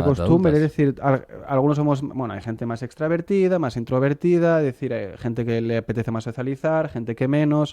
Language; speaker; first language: Spanish; non-native, local second language; Catalan